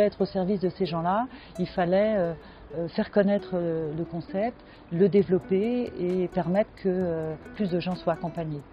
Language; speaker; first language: French; native; French